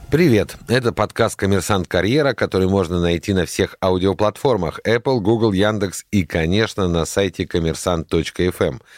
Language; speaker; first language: Russian; native; Russian